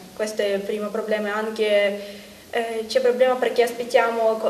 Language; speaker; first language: Italian; non-native, learner; Ukrainian